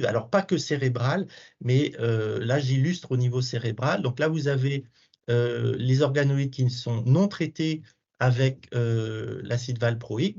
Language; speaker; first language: French; native; French